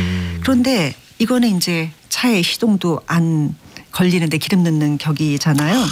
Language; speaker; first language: Korean; native; Korean